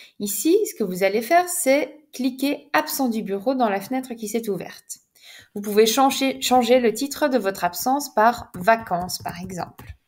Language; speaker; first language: French; native; French